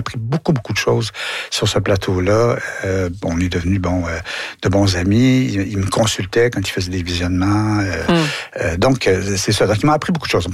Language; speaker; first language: French; native; French